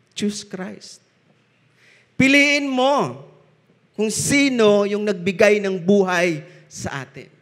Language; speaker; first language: Filipino; non-native, local second language; Bikol